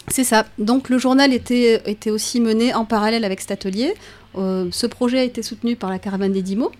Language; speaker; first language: French; native; French